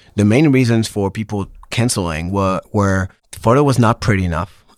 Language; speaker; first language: English; non-native, fluent; French